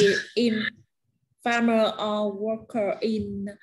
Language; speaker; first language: English; non-native, learner; Vietnamese